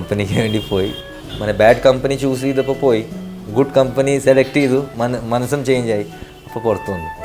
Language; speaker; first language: Malayalam; early bilingual, heritage; Malayalam